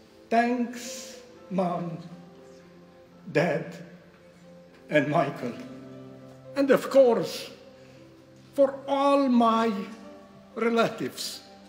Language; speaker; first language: English; non-native, learner; Romanian